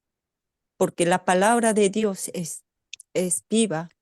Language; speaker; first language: Spanish; non-native, fluent; Korean